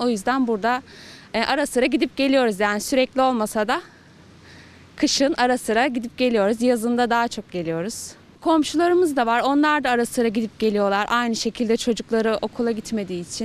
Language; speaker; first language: Turkish; native; Turkish